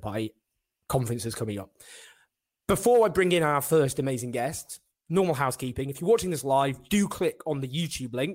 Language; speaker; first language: English; native; English